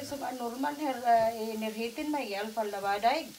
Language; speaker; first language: Swedish; non-native, learner; Filipino